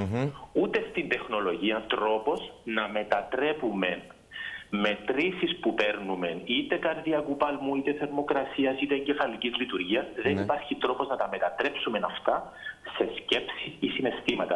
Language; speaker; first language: Greek; native; Greek